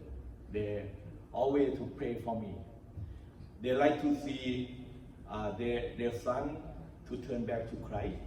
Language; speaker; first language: English; non-native, learner; Thai